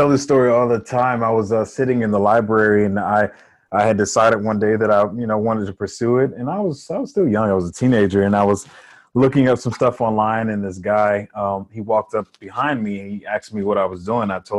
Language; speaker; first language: English; native; English